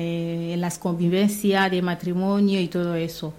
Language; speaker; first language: Spanish; non-native, learner; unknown